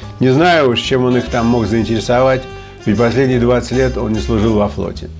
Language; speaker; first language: Russian; native; Russian